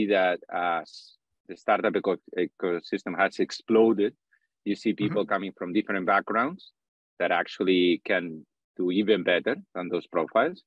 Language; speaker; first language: English; non-native, fluent; Spanish